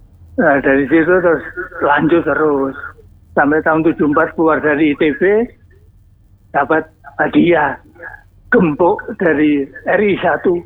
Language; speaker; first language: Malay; non-native, local second language; Javanese